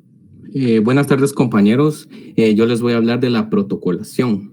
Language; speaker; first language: Spanish; native; Spanish